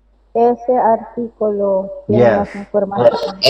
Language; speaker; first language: Spanish; non-native, learner; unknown